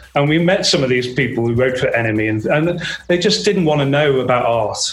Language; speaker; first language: English; native; English